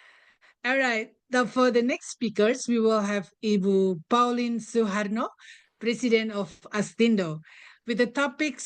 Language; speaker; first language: English; non-native, fluent; Indonesian